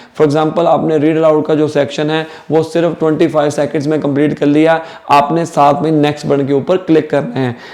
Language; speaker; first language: Hindi; non-native, local second language; Punjabi